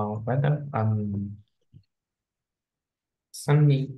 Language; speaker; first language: English; non-native, learner; Vietnamese